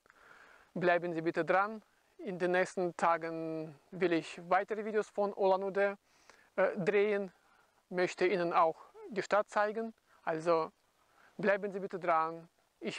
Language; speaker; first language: German; non-native, fluent; Russian